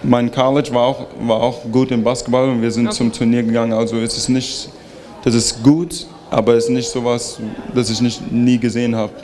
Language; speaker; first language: German; early bilingual, heritage; German